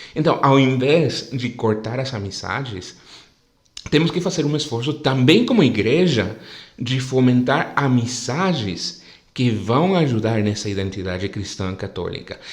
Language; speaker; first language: Portuguese; non-native, fluent; Spanish